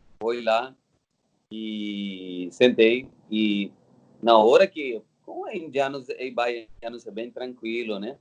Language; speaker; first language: Portuguese; non-native, learner; Telugu